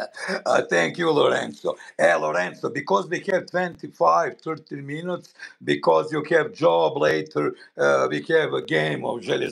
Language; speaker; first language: English; non-native, learner; Bosnian